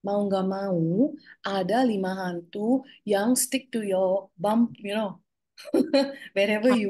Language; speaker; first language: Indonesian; native; Indonesian